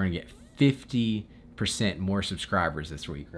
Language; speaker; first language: English; native; English